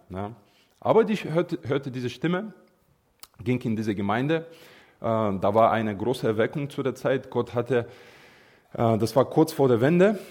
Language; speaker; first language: German; non-native, fluent; Bulgarian